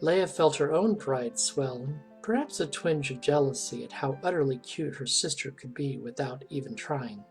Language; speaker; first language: English; native; English